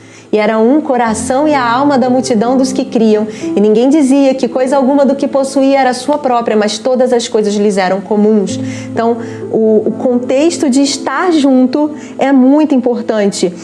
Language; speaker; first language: Portuguese; native; Portuguese